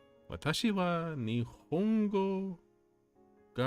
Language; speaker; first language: Japanese; non-native, learner; English